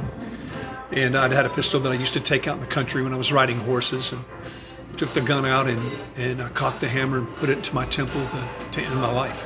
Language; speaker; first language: English; native; English